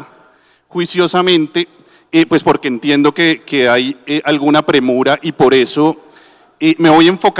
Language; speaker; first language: Spanish; native; Spanish